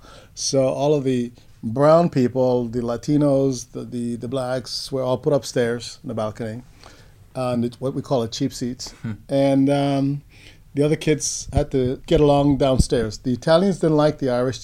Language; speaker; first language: English; non-native, fluent; Spanish